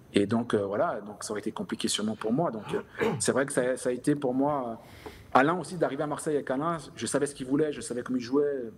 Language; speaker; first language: French; native; French